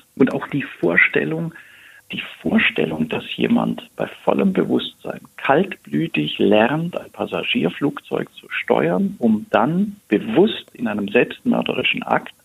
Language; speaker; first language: German; native; German